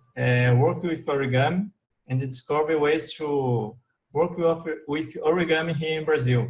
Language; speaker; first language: English; non-native, learner; Portuguese